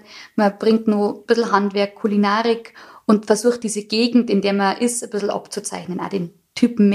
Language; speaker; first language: German; native; German